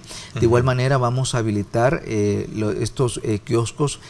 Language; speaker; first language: Spanish; native; Spanish